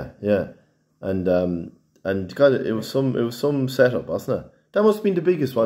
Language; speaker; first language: English; native; English